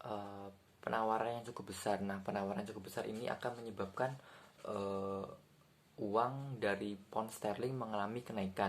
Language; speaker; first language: Indonesian; native; Indonesian